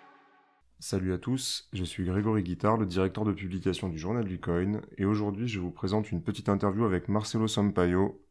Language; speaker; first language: French; native; French